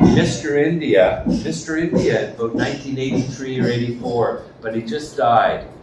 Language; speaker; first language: English; native; English